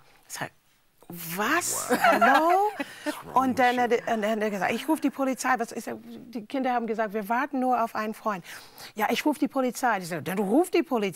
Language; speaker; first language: German; non-native, fluent; English